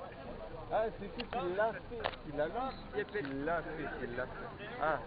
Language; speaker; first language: French; native; French